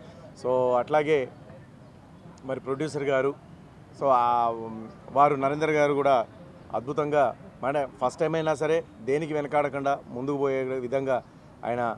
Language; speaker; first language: Telugu; native; Telugu